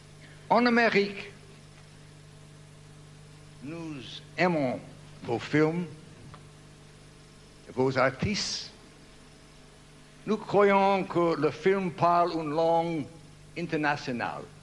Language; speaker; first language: French; non-native, learner; English